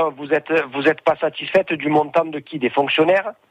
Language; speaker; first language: French; native; French